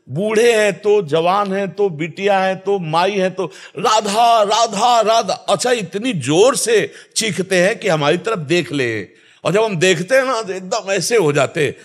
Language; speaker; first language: Hindi; native; Hindi